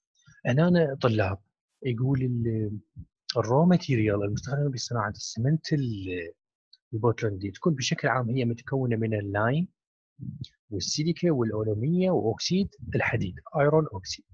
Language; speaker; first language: Arabic; native; Arabic